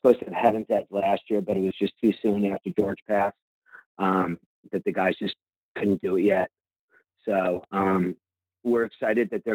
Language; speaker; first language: English; native; English